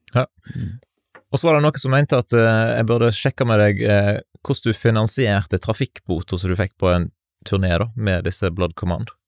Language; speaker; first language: Norwegian; native; Norwegian